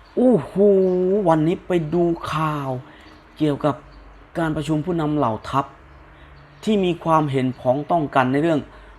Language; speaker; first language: Thai; native; Thai